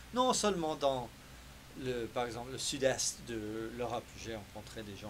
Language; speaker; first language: French; non-native, fluent; English